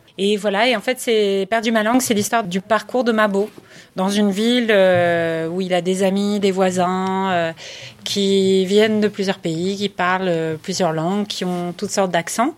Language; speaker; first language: French; early bilingual, other home language; English